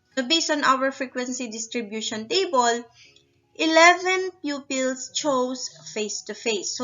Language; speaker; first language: English; non-native, local second language; Filipino